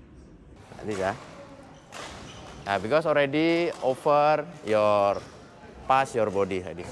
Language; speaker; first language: English; non-native, fluent; Indonesian